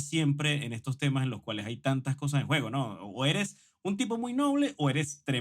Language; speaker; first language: Spanish; native; Spanish